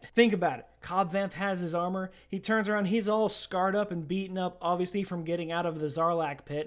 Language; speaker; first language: English; native; English